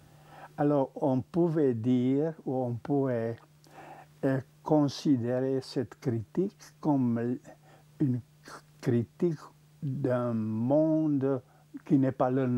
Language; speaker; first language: French; non-native, fluent; Czech